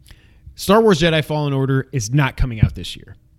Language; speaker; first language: English; native; English